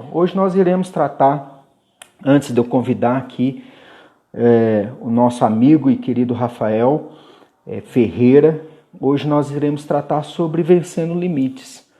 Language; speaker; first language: Portuguese; native; Portuguese